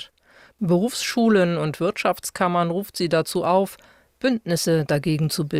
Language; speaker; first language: German; native; German